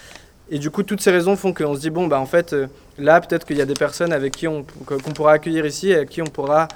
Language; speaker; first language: French; native; French